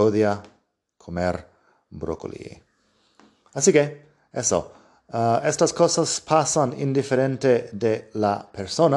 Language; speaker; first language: Spanish; non-native, fluent; English